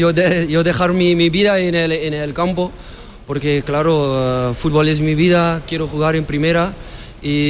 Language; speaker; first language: Spanish; non-native, learner; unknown